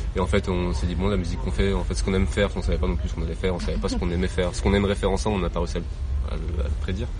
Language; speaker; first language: French; native; French